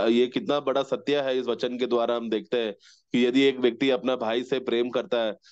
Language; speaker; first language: Hindi; non-native, local second language; Malayalam